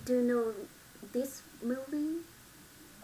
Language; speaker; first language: English; non-native, learner; Vietnamese